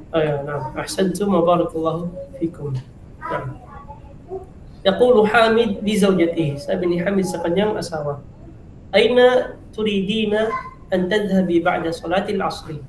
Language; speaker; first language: Arabic; non-native, fluent; Filipino